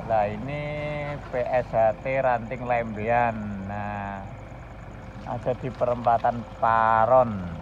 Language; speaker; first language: Indonesian; non-native, local second language; Javanese